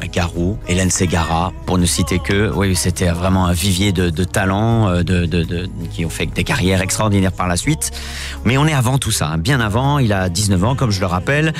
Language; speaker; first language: French; native; French